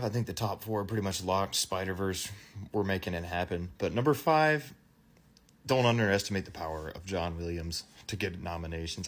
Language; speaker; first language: English; native; English